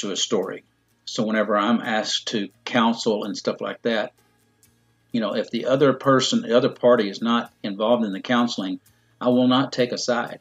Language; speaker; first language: English; native; English